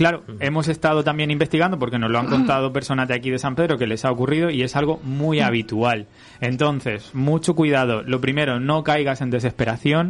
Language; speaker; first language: Spanish; native; Spanish